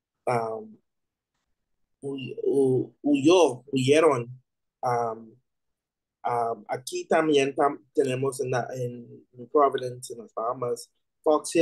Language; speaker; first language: Spanish; non-native, learner; English